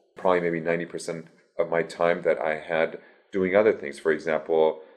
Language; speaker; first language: English; early bilingual, other home language; Persian